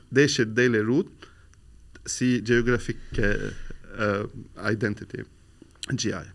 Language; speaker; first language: Albanian; non-native, learner; Arabic